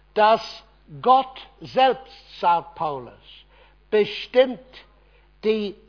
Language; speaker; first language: German; non-native, fluent; English